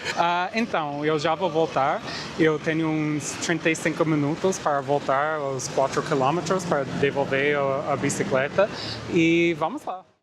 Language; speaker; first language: Portuguese; non-native, fluent; English